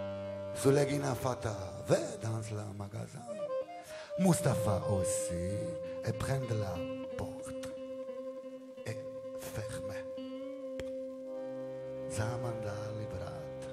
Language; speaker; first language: French; non-native, learner; Italian